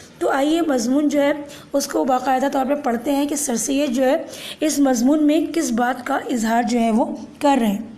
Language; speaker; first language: Urdu; native; Urdu